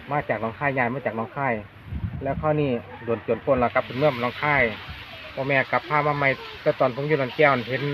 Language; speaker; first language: Thai; non-native, local second language; Northeastern Thai